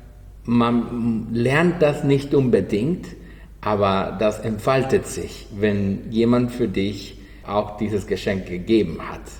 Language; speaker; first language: German; non-native, learner; Spanish